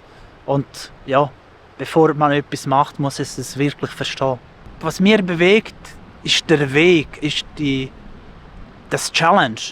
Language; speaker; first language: German; non-native, local second language; Italian